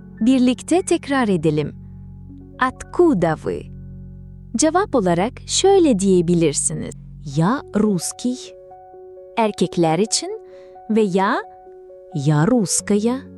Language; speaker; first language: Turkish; non-native, fluent; Russian